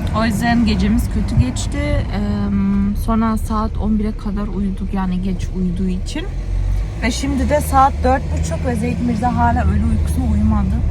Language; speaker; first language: Turkish; early bilingual, heritage; Turkish